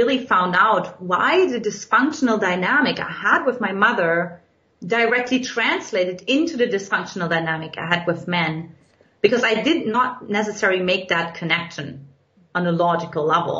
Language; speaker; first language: English; non-native, fluent; German